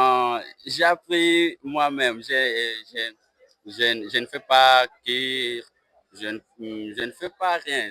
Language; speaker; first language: French; non-native, learner; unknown